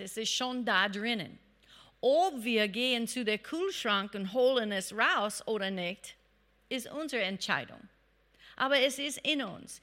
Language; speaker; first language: German; non-native, fluent; English